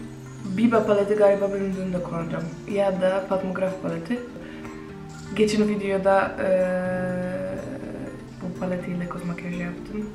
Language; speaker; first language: Turkish; non-native, fluent; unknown